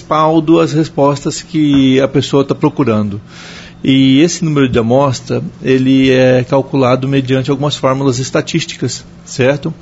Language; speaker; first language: Portuguese; native; Portuguese